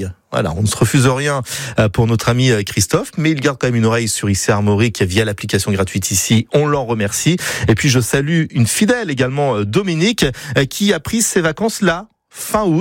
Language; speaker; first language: French; native; French